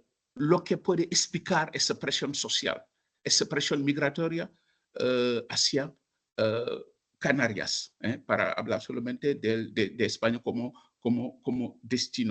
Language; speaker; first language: Spanish; non-native, fluent; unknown